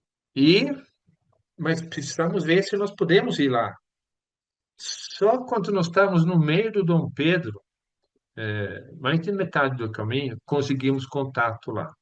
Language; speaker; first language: Portuguese; non-native, fluent; Swedish